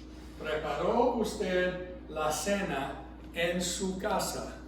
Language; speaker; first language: Spanish; non-native, fluent; English